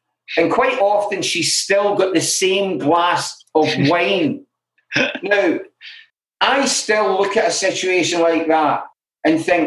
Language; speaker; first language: English; native; English